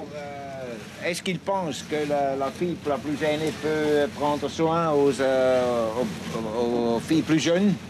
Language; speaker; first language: French; non-native, fluent; Swiss German